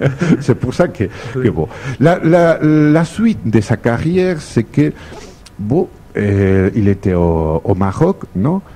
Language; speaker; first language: French; non-native, fluent; Spanish